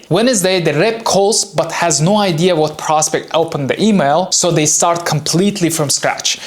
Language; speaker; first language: English; non-native, fluent; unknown